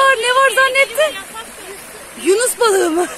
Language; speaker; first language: Turkish; native; Turkish